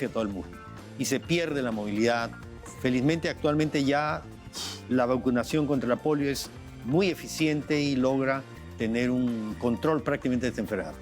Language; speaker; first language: Spanish; native; Spanish